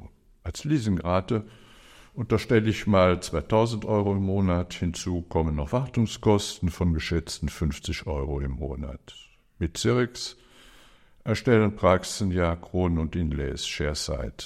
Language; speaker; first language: German; native; German